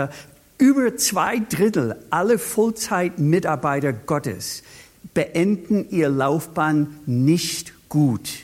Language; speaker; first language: German; non-native, fluent; English